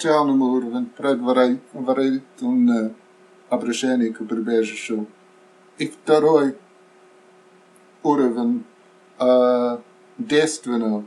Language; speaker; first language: Russian; non-native, fluent; English